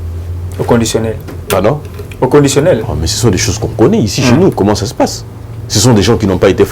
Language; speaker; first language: French; non-native, local second language; Lingala